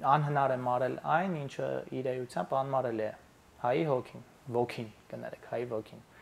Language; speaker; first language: Armenian; native; Armenian